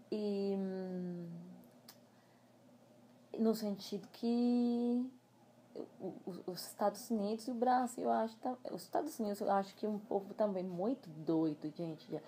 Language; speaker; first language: Portuguese; non-native, fluent; Spanish